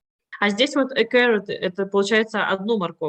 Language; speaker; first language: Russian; native; Russian